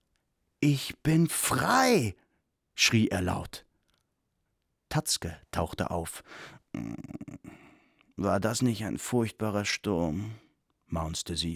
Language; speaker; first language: German; native; German